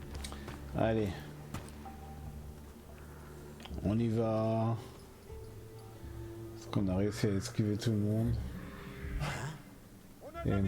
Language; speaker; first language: French; native; French